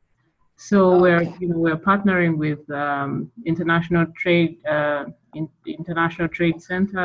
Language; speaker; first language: English; non-native, local second language; Ganda